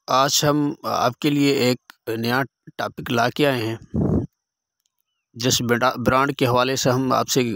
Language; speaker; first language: Urdu; non-native, local second language; Sindhi